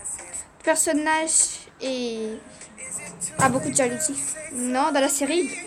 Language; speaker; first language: French; early bilingual, other home language; Portuguese